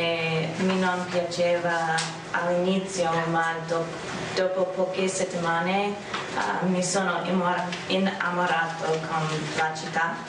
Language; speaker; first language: Italian; non-native, learner; English